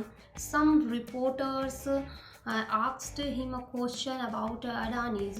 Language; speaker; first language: English; non-native, learner; Hindi